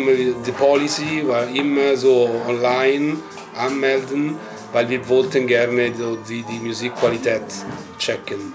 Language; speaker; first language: German; non-native, learner; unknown